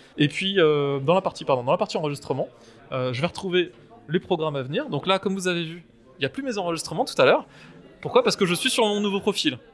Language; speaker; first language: French; native; French